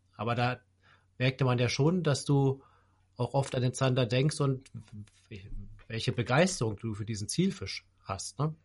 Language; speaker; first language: German; native; German